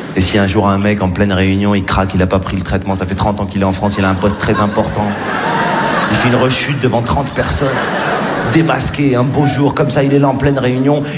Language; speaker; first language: French; native; French